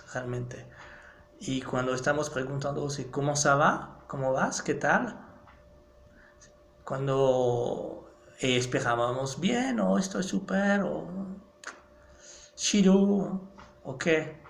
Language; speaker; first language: Spanish; non-native, fluent; French